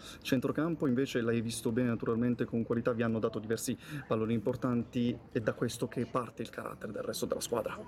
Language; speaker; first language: Italian; native; Italian